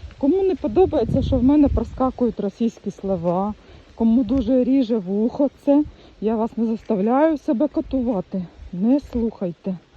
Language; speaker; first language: Ukrainian; non-native, local second language; Russian